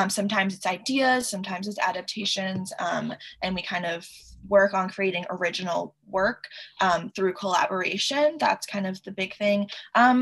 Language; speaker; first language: English; early bilingual, other home language; Chinese